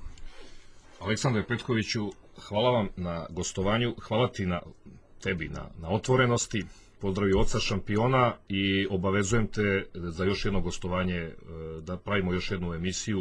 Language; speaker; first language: Serbian; native; Serbian